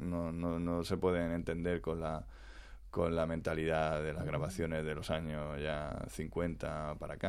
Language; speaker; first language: Spanish; native; Spanish